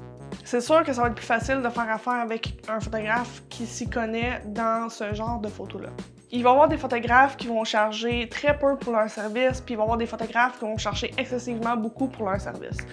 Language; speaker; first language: French; native; French